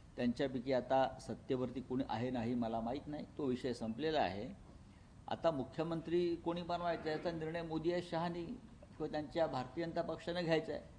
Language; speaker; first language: Marathi; native; Marathi